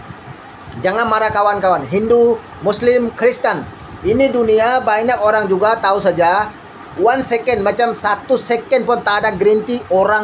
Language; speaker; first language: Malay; non-native, learner; Bangla